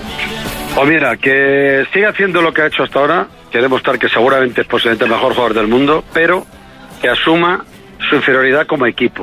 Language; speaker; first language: Spanish; native; Spanish